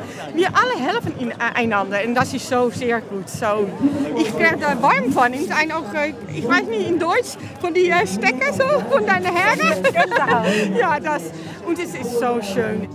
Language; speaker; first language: German; non-native, learner; Dutch